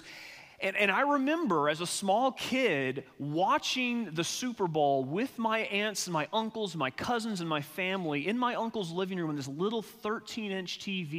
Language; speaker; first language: English; native; English